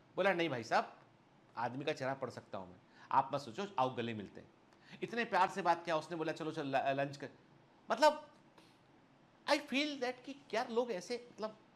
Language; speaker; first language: Hindi; native; Hindi